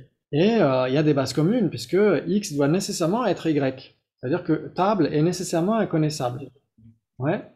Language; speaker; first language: French; native; French